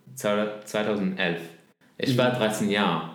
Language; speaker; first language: German; non-native, learner; Arabic